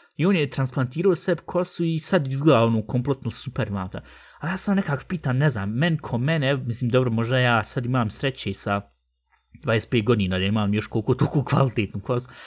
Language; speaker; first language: Bosnian; early bilingual, heritage; Bosnian